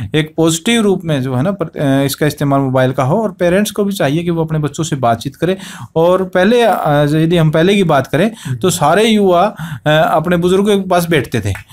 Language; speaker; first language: Hindi; native; Hindi